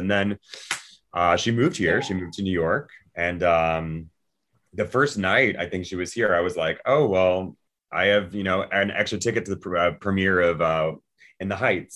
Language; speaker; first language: English; native; English